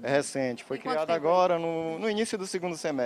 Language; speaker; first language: Portuguese; native; Portuguese